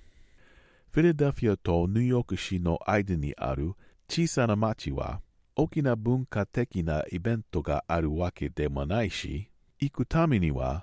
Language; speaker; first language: Japanese; non-native, learner; English